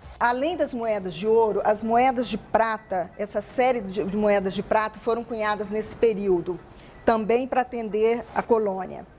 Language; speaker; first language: Portuguese; native; Portuguese